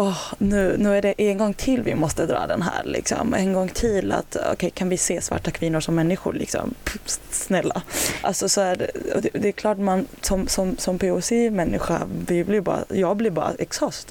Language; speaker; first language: Swedish; native; Swedish